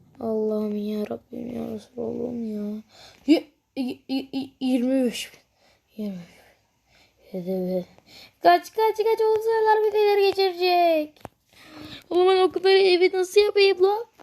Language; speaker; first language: Turkish; native; Turkish